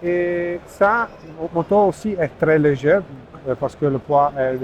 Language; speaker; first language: French; non-native, learner; Italian